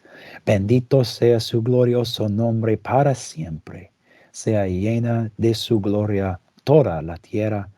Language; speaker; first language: Spanish; non-native, fluent; English